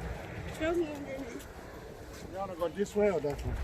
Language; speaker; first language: English; native; English